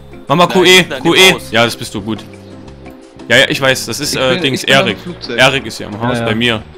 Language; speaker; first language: German; native; German